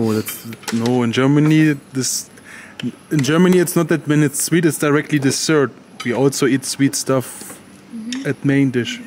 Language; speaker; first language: English; non-native, learner; German